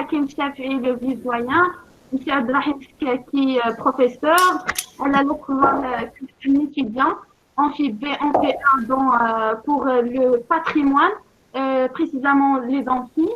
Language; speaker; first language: French; non-native, local second language; Arabic